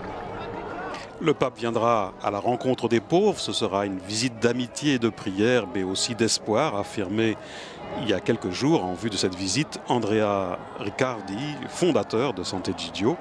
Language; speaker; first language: French; native; French